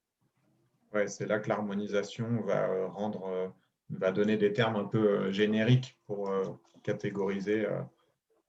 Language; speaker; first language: French; native; French